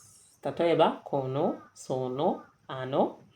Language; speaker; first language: Japanese; non-native, fluent; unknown